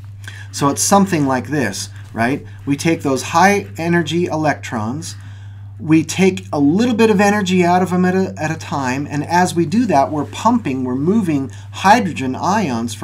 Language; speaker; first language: English; native; English